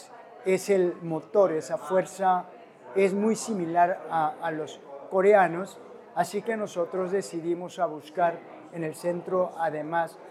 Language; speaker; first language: Spanish; non-native, fluent; Korean